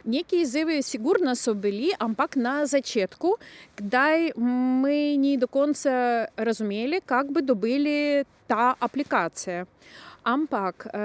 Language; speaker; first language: Slovenian; non-native, local second language; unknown